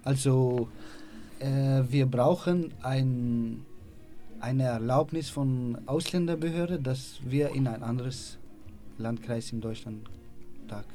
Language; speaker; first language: German; non-native, learner; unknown